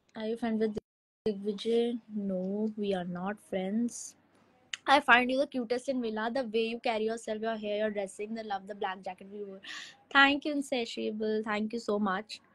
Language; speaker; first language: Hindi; native; Hindi